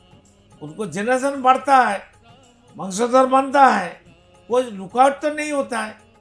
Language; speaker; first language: Hindi; non-native, local second language; Bangla